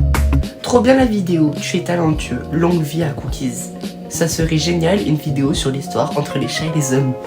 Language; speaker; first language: French; native; French